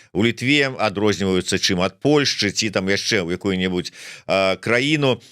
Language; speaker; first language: Belarusian; non-native, local second language; Russian